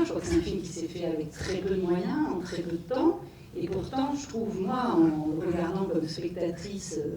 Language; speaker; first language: French; native; French